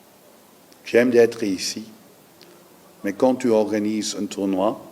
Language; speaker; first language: French; non-native, learner; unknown